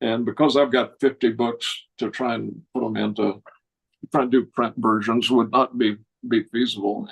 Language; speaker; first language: English; native; English